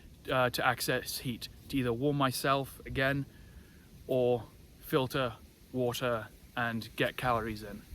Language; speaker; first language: English; native; English